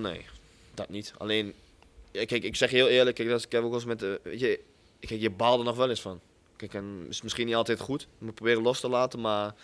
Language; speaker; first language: Dutch; native; Dutch